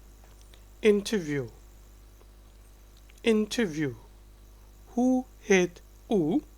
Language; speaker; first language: Dutch; non-native, fluent; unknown